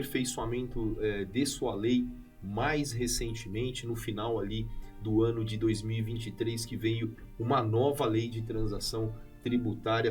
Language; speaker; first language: Portuguese; native; Portuguese